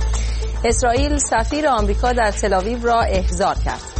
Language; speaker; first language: Persian; native; Persian